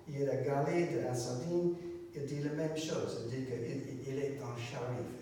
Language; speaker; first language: French; non-native, learner; English